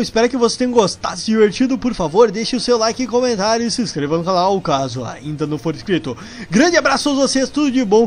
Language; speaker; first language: Portuguese; native; Portuguese